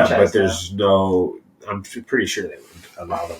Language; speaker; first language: English; native; English